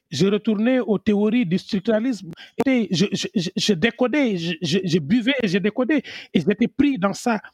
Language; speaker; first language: French; non-native, local second language; Wolof